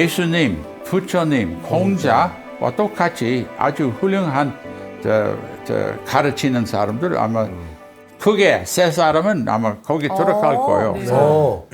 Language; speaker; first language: Korean; non-native, fluent; English